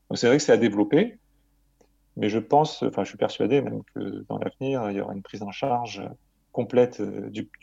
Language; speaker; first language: French; native; French